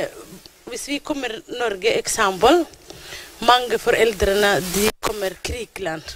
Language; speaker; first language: Norwegian; non-native, learner; Somali